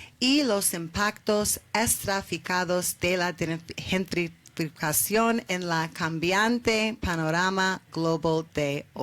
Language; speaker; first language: Spanish; non-native, learner; English